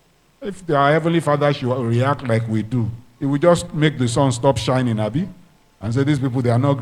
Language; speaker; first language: English; non-native, local second language; Yoruba